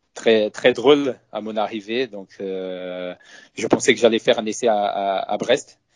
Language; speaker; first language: French; non-native, fluent; Portuguese